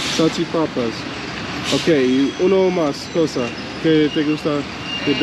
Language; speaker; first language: Spanish; non-native, learner; English